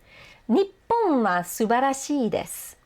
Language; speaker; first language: Japanese; non-native, fluent; English